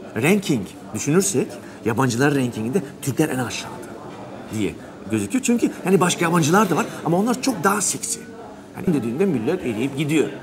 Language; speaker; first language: Turkish; early bilingual, heritage; Turkish